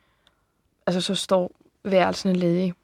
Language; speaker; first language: Danish; early bilingual, heritage; Icelandic